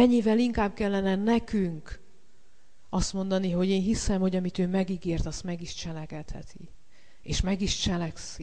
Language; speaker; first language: Hungarian; native; Hungarian